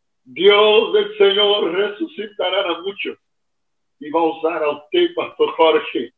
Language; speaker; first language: Spanish; non-native, fluent; Portuguese